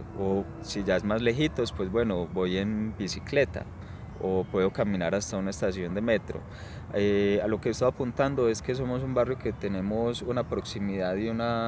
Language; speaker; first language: Spanish; native; Spanish